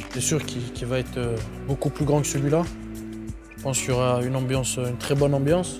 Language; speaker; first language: French; native; French